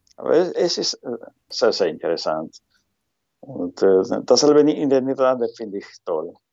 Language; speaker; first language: German; non-native, fluent; Spanish